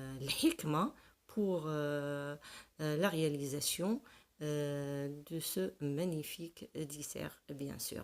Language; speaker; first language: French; non-native, local second language; Arabic